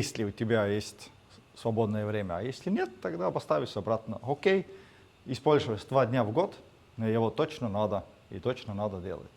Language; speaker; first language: Russian; non-native, fluent; Estonian